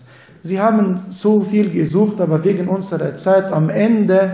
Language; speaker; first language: German; non-native, fluent; Arabic